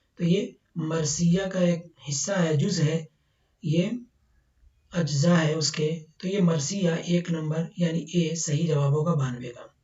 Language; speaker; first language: Urdu; native; Urdu